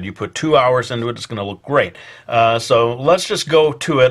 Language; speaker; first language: English; native; English